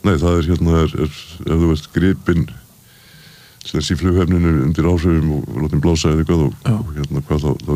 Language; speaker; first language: Icelandic; native; Icelandic